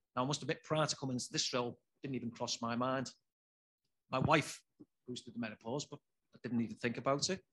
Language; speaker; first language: English; native; English